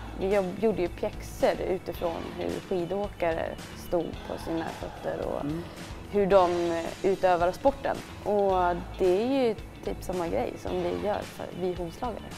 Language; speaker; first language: Swedish; native; Swedish